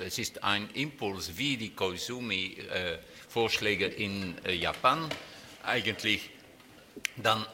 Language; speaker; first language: German; non-native, fluent; French